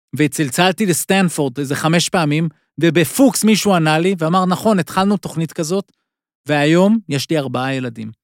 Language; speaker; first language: Hebrew; native; Hebrew